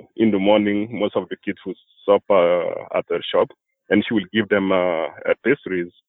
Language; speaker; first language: English; non-native, fluent; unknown